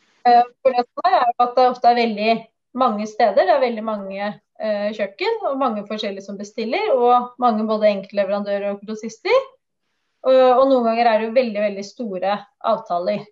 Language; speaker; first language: Norwegian; native; Norwegian